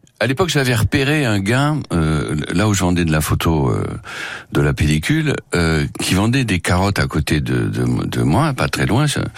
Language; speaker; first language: French; non-native, local second language; Spanish